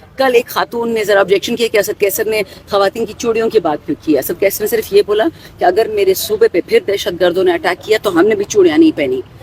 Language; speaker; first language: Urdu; non-native, local second language; Pashto